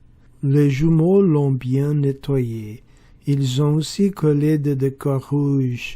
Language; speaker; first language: French; non-native, learner; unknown